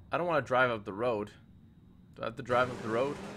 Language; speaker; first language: English; native; English